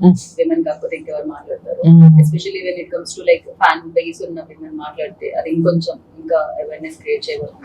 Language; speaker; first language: Telugu; native; Telugu